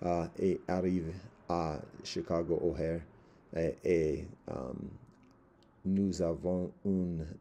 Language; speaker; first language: French; non-native, learner; English